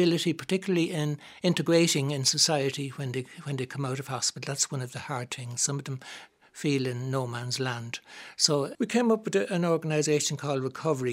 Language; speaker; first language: English; native; English